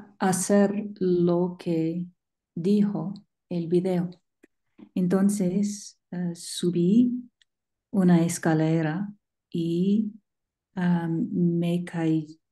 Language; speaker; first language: Spanish; non-native, learner; English